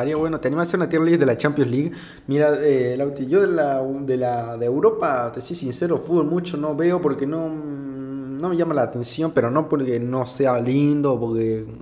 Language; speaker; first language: Spanish; native; Spanish